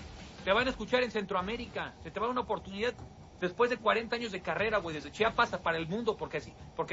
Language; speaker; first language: Spanish; native; Spanish